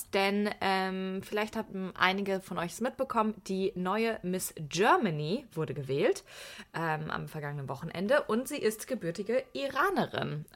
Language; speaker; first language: German; early bilingual, other home language; Persian